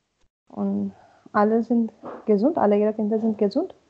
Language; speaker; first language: German; non-native, learner; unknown